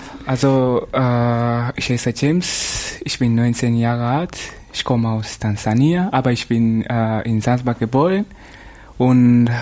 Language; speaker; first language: German; non-native, learner; Swahili